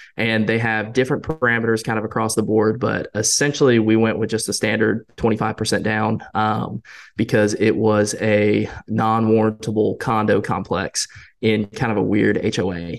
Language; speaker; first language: English; native; English